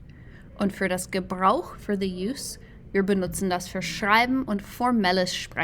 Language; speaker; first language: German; non-native, fluent; English